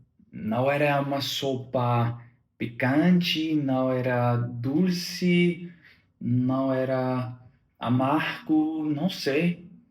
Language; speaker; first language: Portuguese; non-native, learner; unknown